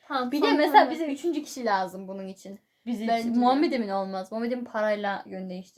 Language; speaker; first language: Turkish; native; Turkish